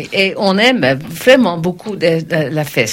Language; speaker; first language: French; non-native, learner; Dutch